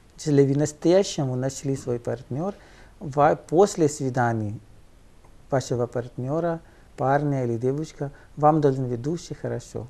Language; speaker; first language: Russian; non-native, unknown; Punjabi